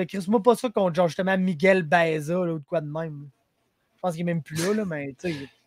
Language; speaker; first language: French; native; French